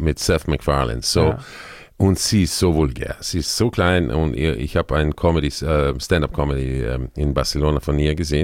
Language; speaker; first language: German; non-native, fluent; Croatian